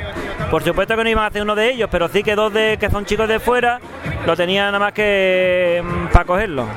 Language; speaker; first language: Spanish; native; Spanish